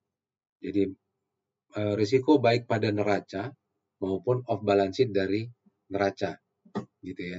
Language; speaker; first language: Indonesian; native; Indonesian